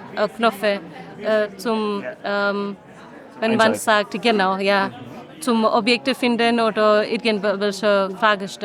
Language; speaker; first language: German; non-native, learner; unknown